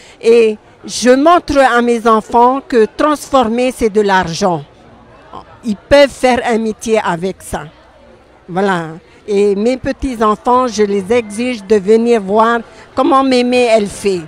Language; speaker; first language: French; non-native, local second language; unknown